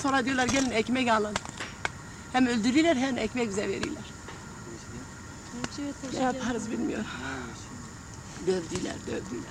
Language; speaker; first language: Turkish; non-native, local second language; Kurdish